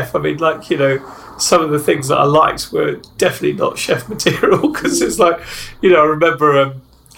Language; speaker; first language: English; native; English